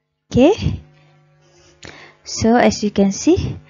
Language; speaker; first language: English; non-native, local second language; Malay